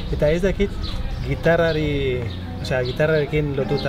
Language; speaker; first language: Basque; non-native, learner; Spanish